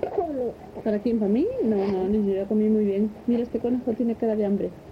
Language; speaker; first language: Spanish; native; Spanish